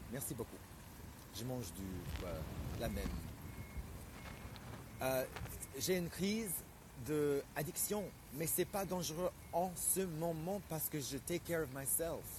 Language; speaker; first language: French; non-native, fluent; English